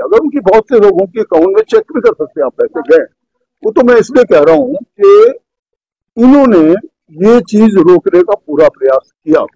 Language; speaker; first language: Hindi; native; Hindi